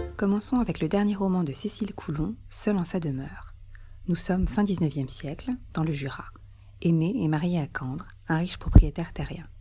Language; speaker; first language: French; native; French